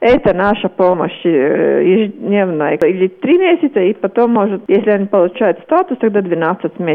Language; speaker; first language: Russian; non-native, local second language; Latvian